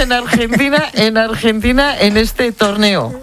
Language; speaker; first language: Spanish; native; Spanish